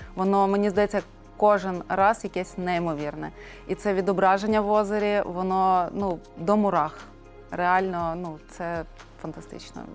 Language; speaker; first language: Ukrainian; non-native, local second language; Russian